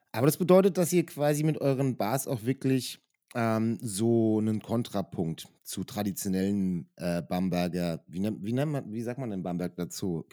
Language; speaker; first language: German; native; German